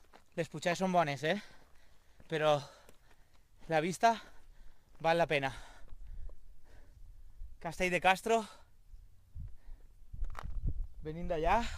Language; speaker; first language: Catalan; native; Catalan